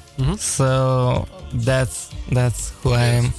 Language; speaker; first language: English; non-native, fluent; Romanian